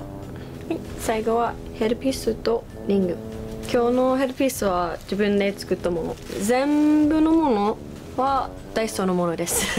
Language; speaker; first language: Japanese; non-native, learner; English